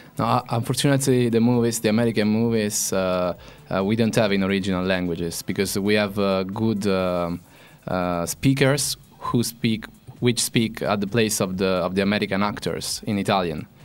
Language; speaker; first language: English; non-native, fluent; Italian